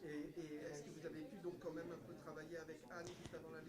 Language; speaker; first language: French; native; French